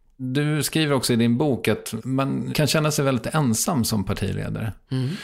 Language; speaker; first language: Swedish; native; Swedish